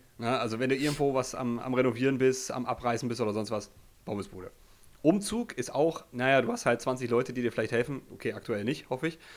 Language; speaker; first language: German; early bilingual, other home language; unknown